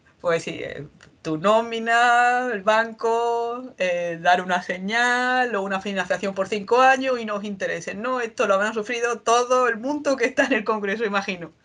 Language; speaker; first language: Spanish; native; Spanish